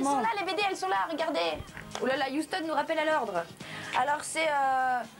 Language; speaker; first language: French; native; French